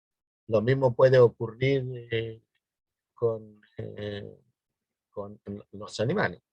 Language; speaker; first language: Spanish; native; Spanish